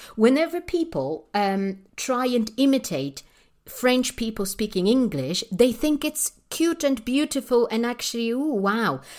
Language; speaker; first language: English; non-native, fluent; Polish